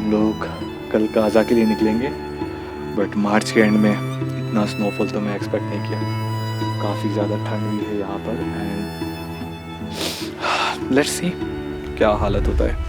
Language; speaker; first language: Hindi; non-native, local second language; Bangla